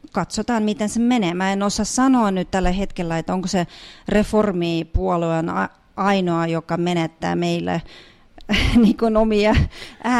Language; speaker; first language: Finnish; non-native, fluent; Russian